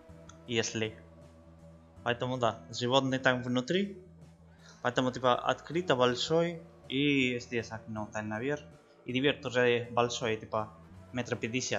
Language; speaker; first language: Russian; non-native, learner; Spanish